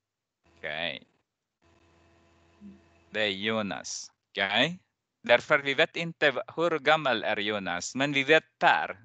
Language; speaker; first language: Swedish; non-native, fluent; Persian